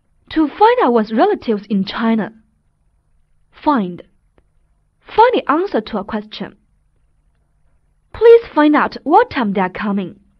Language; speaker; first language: English; non-native, fluent; Chinese